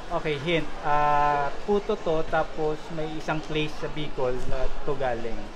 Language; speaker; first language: Filipino; non-native, local second language; Bikol